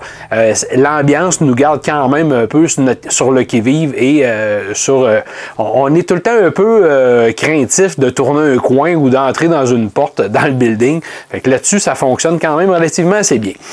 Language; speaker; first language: French; native; French